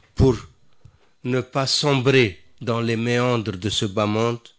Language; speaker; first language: French; non-native, local second language; Wolof